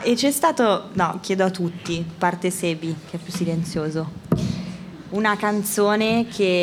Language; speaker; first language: Italian; native; Italian